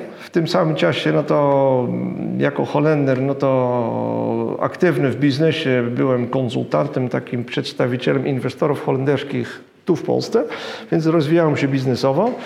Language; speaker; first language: Polish; non-native, fluent; Dutch